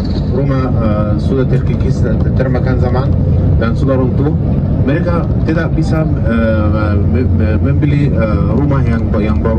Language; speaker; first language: Indonesian; non-native, fluent; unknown